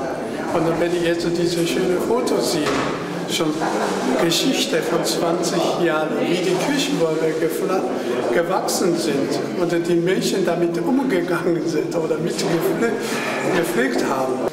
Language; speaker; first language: German; non-native, fluent; Japanese